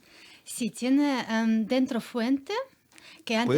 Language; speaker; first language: Spanish; non-native, learner; Ukrainian